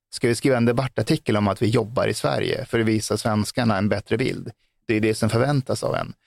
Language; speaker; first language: Swedish; early bilingual, other home language; Persian